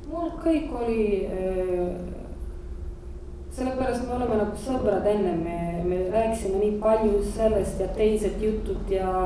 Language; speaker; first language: Estonian; non-native, learner; Croatian